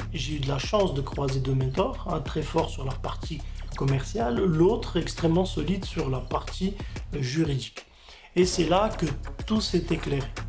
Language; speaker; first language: French; non-native, fluent; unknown